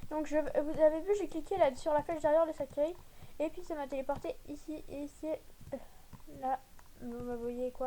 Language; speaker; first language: French; native; French